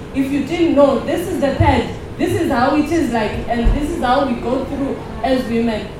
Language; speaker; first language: English; non-native, local second language; Shona